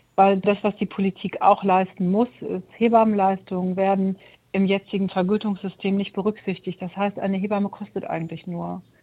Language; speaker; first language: German; native; German